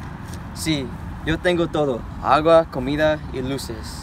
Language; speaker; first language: Spanish; non-native, learner; English